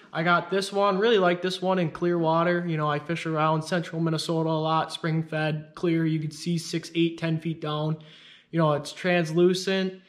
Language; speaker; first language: English; native; English